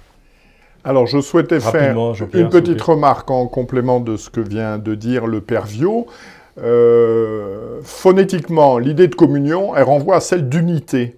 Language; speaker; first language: French; native; French